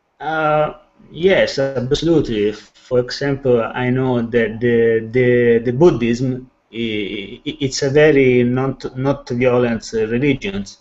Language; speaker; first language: English; non-native, learner; Italian